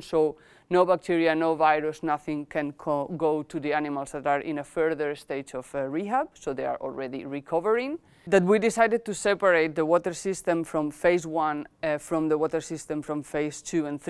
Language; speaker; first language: English; non-native, fluent; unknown